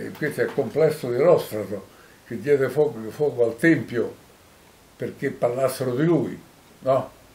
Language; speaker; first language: Italian; native; Italian